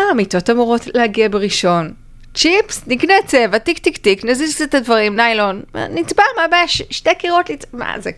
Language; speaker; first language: Hebrew; native; Hebrew